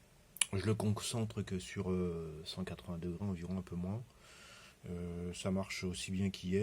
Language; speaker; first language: French; native; French